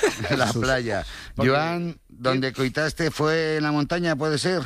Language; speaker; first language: Spanish; native; Spanish